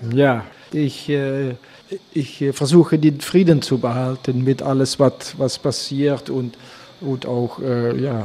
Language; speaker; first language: German; non-native, learner; Dutch